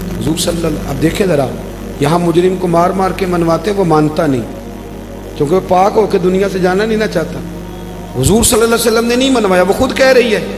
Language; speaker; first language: Urdu; non-native, local second language; Punjabi